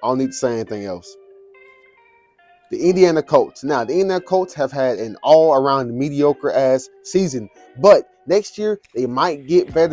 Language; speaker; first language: English; native; English